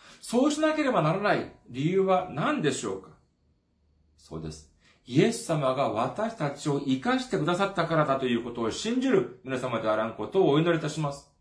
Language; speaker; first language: Japanese; non-native, fluent; Korean